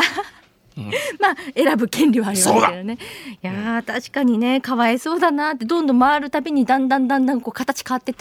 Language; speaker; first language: Japanese; native; Japanese